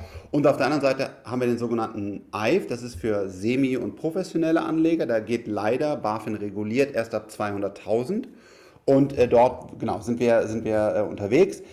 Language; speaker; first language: German; native; German